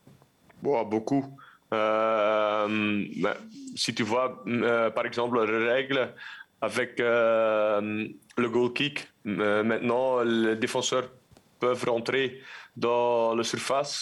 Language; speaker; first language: French; non-native, local second language; Dutch